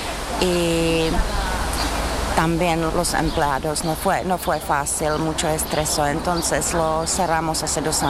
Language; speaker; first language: Spanish; non-native, learner; Czech